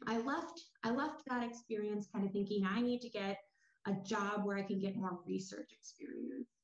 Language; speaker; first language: English; native; English